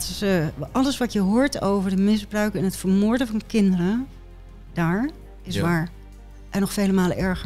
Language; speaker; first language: Dutch; native; Dutch